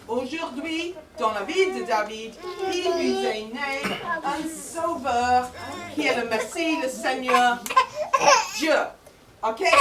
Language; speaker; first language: French; non-native, fluent; English